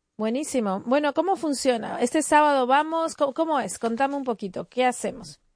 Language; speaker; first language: Spanish; native; Spanish